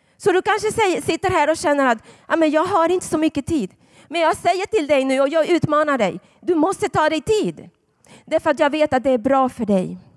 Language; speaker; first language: Swedish; non-native, fluent; Spanish